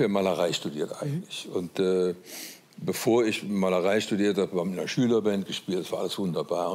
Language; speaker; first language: German; native; German